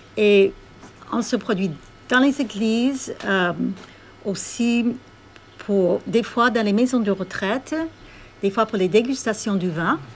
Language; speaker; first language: French; non-native, fluent; English